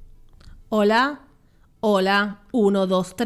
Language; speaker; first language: Spanish; native; Spanish